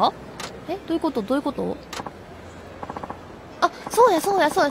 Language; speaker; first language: Japanese; native; Japanese